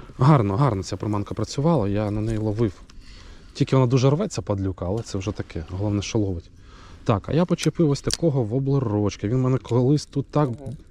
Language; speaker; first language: Ukrainian; native; Ukrainian